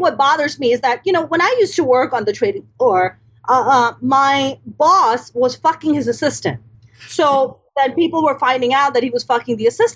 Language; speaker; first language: English; non-native, local second language; Urdu